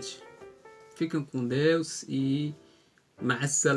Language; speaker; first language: Portuguese; non-native, fluent; Arabic